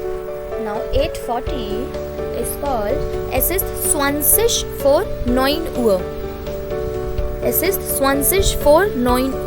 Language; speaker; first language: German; non-native, fluent; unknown